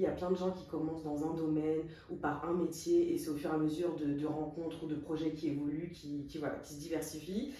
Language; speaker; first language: French; native; French